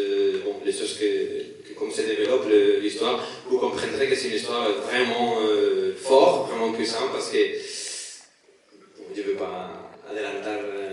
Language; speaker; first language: French; non-native, learner; Spanish